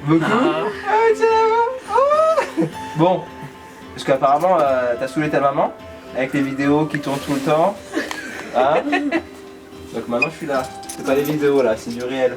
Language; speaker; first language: French; native; French